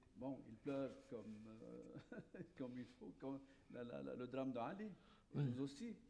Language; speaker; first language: French; non-native, local second language; Arabic